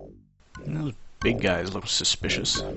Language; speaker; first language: English; native; English